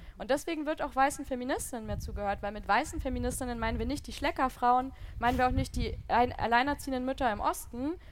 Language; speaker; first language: German; native; German